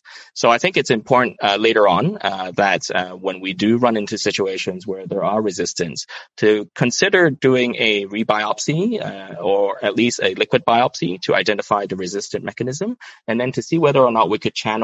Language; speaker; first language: English; non-native, local second language; Cantonese